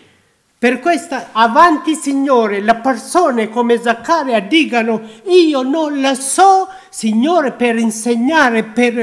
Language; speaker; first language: Italian; non-native, learner; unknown